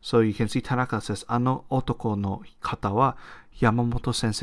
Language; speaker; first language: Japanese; non-native, fluent; English